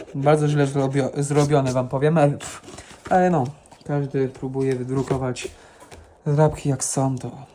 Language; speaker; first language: Polish; non-native, fluent; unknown